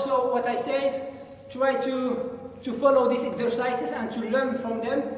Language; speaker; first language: English; non-native, fluent; French